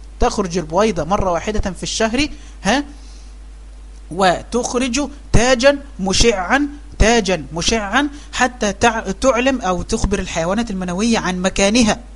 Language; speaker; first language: Arabic; native; Arabic